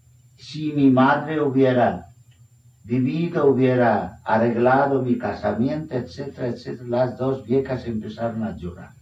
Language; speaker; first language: Spanish; non-native, fluent; Bangla